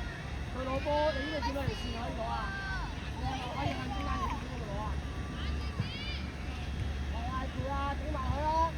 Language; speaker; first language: Cantonese; native; Cantonese